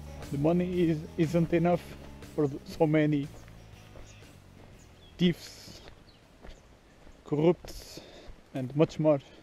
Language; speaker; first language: English; non-native, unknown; Portuguese